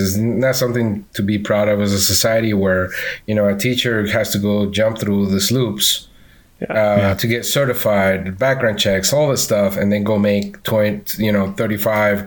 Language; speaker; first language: English; non-native, fluent; Spanish